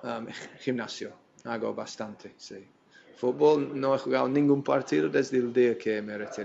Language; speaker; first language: Spanish; non-native, fluent; English